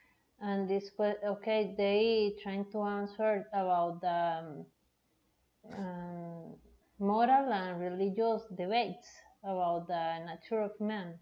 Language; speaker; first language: English; non-native, learner; Spanish